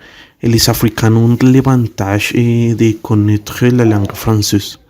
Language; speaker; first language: French; non-native, learner; Spanish